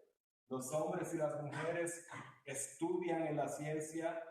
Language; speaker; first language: Spanish; early bilingual, heritage; Spanish